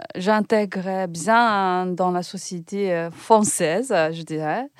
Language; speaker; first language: French; non-native, fluent; Chinese